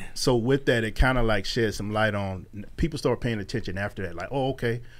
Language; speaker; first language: English; native; English